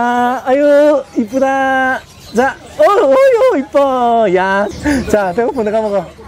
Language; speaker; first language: Korean; native; Korean